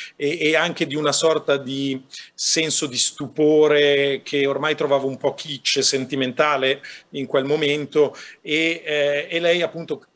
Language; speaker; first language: Italian; native; Italian